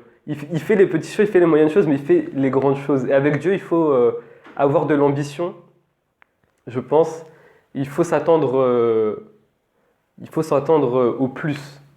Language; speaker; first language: French; native; French